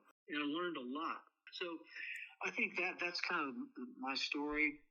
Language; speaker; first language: English; native; English